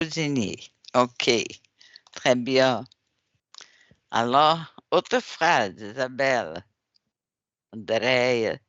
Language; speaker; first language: French; non-native, fluent; Portuguese